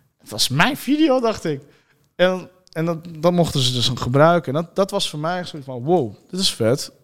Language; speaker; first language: Dutch; early bilingual, other home language; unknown